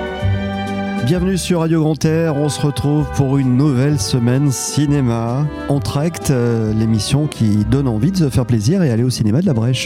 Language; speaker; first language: French; native; French